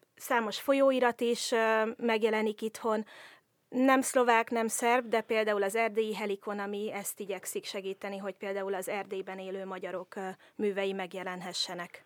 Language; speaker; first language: Hungarian; native; Hungarian